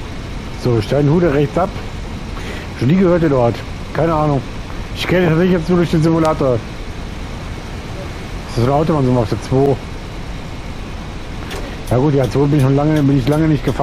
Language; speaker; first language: German; native; German